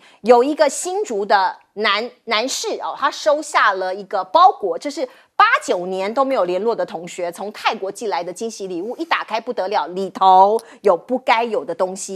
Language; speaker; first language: Chinese; native; Chinese